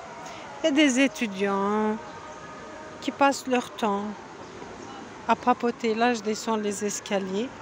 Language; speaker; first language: French; non-native, fluent; Turkish